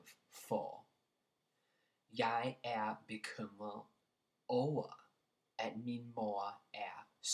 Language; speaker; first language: Danish; non-native, learner; English